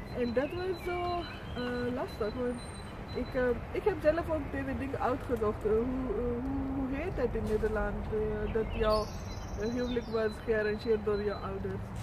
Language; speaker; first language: Dutch; non-native, fluent; Urdu